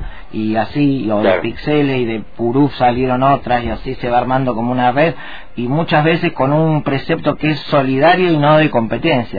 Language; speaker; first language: Spanish; native; Spanish